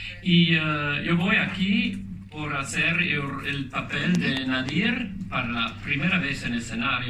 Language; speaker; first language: Spanish; non-native, learner; English